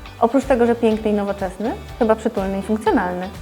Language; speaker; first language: Polish; native; Polish